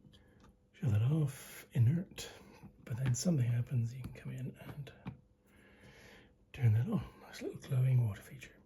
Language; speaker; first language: English; native; English